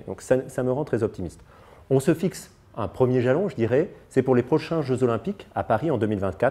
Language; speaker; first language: French; native; French